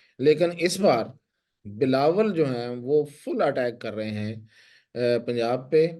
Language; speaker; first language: Urdu; non-native, local second language; Punjabi